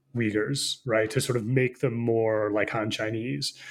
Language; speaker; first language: English; native; English